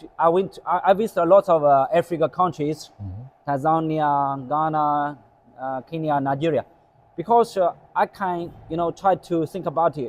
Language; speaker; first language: English; non-native, learner; Chinese